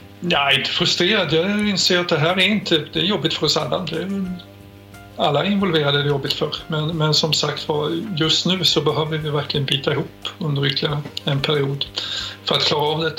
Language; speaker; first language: Swedish; native; Swedish